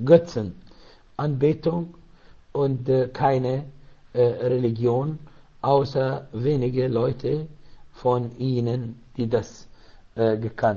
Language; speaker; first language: German; non-native, learner; Arabic